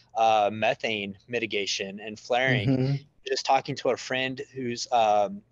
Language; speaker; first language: English; native; English